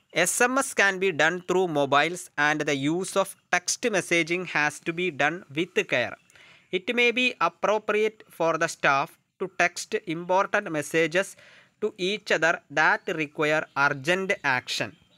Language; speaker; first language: English; non-native, local second language; Malayalam